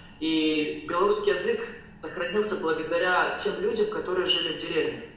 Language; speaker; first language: Russian; native; Russian